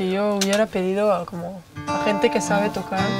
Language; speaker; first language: Spanish; non-native, fluent; Portuguese